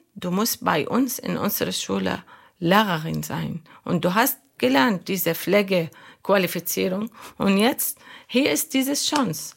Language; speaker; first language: German; non-native, learner; Arabic